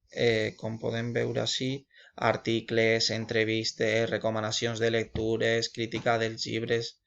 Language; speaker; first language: Catalan; non-native, local second language; Spanish